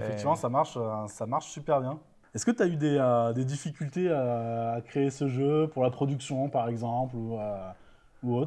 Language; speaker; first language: French; native; French